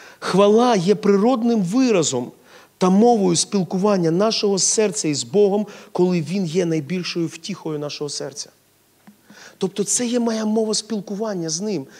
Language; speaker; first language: Ukrainian; non-native, local second language; Russian